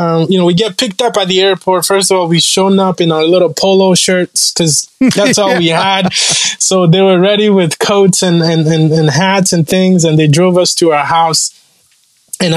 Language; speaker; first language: English; non-native, local second language; Kinyarwanda